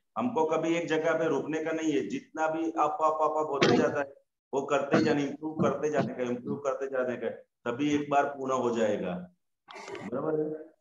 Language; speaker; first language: Hindi; non-native, local second language; Gujarati